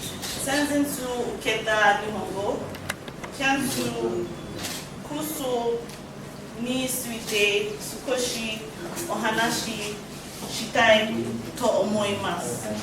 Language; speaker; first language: Japanese; non-native, learner; English